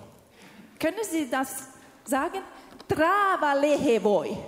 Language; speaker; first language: German; non-native, learner; Finnish